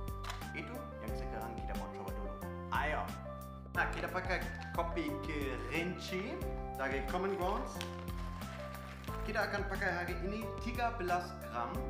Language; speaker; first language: Indonesian; non-native, fluent; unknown